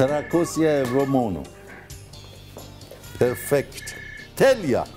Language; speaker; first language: Greek; non-native, fluent; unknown